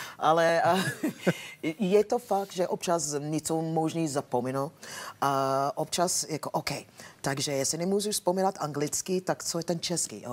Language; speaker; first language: Czech; non-native, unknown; English